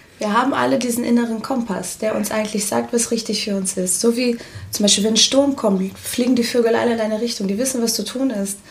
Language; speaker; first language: German; early bilingual, other home language; Portuguese